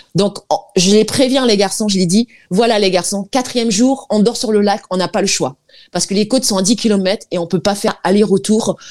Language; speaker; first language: French; native; French